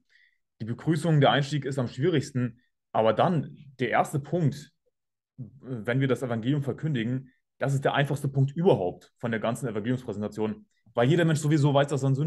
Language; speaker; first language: German; native; German